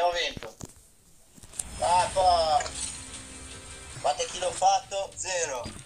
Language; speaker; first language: Italian; native; Italian